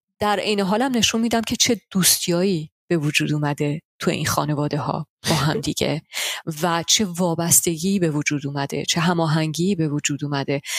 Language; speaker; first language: Persian; early bilingual, heritage; Persian